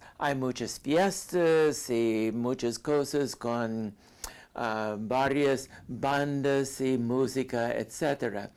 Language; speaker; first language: Spanish; non-native, fluent; English